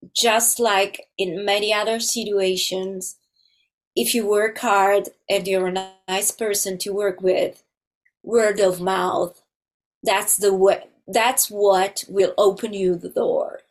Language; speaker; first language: English; non-native, fluent; Italian